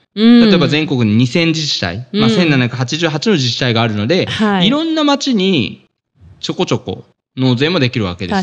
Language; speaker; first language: Japanese; native; Japanese